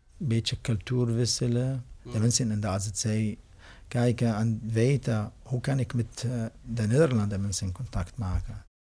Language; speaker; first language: Dutch; non-native, learner; Arabic